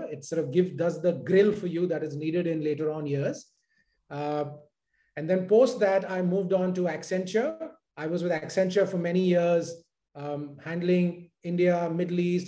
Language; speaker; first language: English; non-native, local second language; Hindi